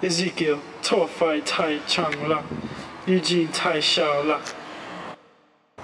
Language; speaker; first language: Chinese; non-native, learner; English